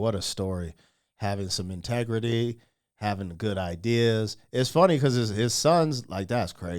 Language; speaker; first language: English; native; English